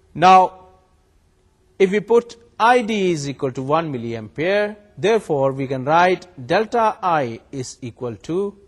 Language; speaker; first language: English; non-native, local second language; Urdu